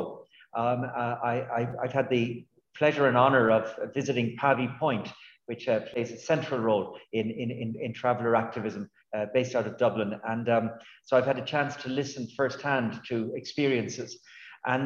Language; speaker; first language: English; native; English